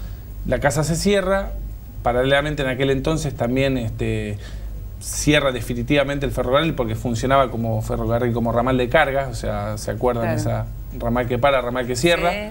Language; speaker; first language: Spanish; native; Spanish